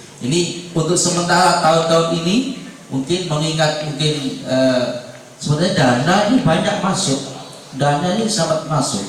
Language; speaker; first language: Indonesian; native; Indonesian